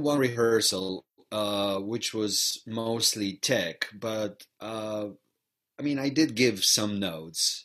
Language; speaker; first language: English; non-native, fluent; Bulgarian